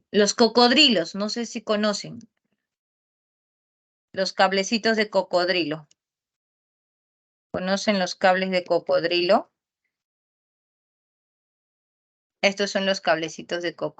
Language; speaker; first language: Spanish; native; Spanish